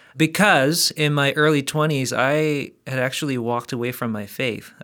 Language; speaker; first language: English; early bilingual, other home language; Korean